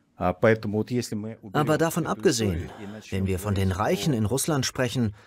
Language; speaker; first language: German; non-native, fluent; Russian